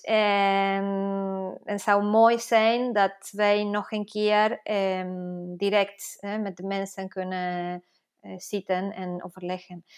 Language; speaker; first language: Dutch; non-native, fluent; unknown